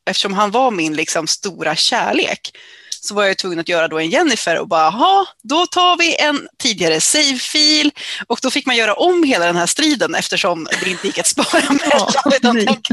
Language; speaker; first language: Swedish; native; Swedish